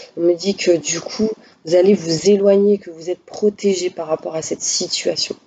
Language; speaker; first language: French; native; French